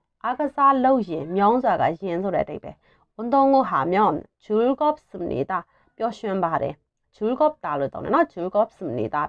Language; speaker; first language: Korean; non-native, fluent; Burmese